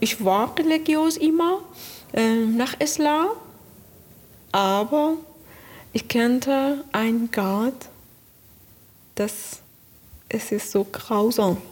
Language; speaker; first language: German; non-native, learner; Persian